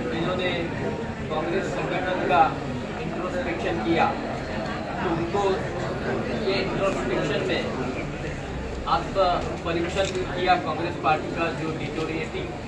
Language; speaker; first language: Hindi; non-native, local second language; Marathi